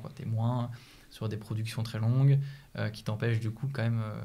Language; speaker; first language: French; native; French